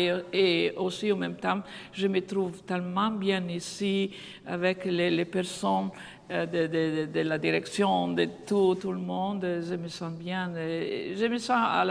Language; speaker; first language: French; non-native, fluent; Italian